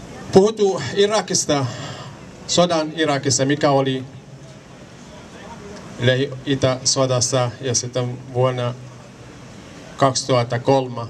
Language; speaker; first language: Finnish; non-native, learner; Kurdish